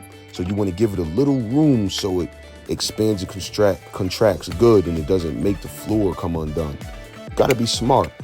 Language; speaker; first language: English; native; English